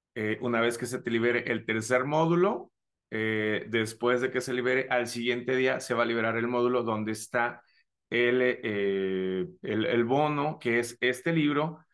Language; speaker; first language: Spanish; native; Spanish